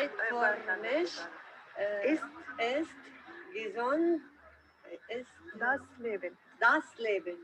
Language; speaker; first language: German; non-native, learner; Arabic